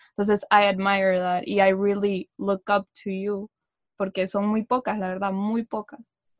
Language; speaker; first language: Spanish; native; Spanish